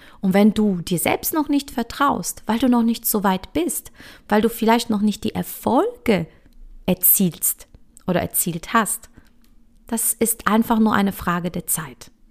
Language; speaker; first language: German; early bilingual, other home language; Polish